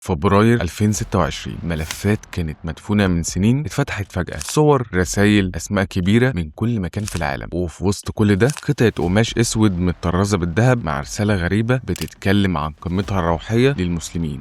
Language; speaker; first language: Arabic; native; Arabic